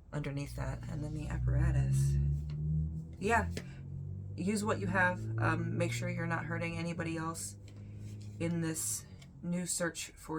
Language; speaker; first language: English; native; English